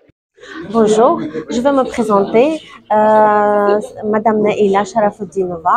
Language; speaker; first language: French; non-native, fluent; Russian